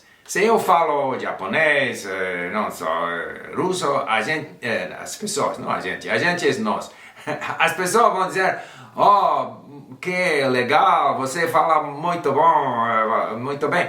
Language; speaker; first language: Portuguese; non-native, learner; English